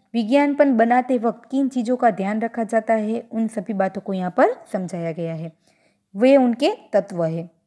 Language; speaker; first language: Hindi; non-native, local second language; Gujarati